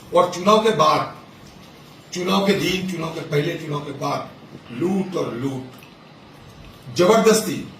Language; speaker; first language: Hindi; non-native, local second language; Bangla